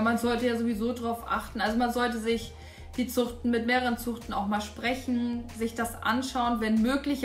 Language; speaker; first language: German; native; German